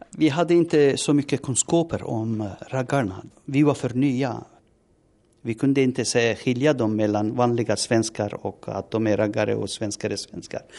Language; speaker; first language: Swedish; non-native, fluent; Turoyo